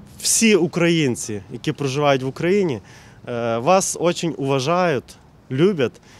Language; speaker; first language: Russian; non-native, local second language; Ukrainian